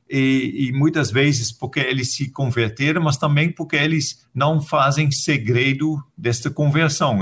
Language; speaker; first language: Portuguese; non-native, fluent; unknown